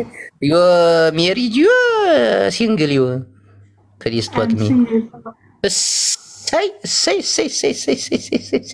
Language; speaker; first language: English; non-native, learner; Amharic